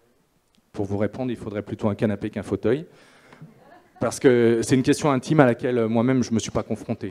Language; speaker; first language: French; native; French